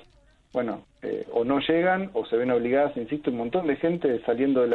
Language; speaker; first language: Spanish; native; Spanish